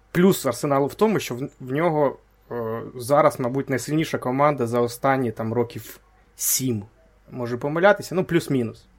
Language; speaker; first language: Ukrainian; native; Ukrainian